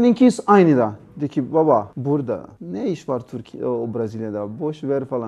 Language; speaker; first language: Turkish; non-native, learner; Portuguese